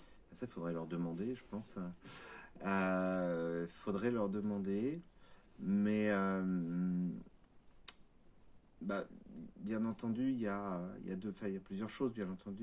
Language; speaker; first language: French; native; French